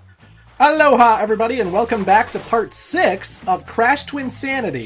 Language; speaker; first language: English; native; English